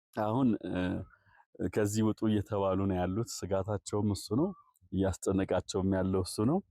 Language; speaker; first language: Amharic; native; Amharic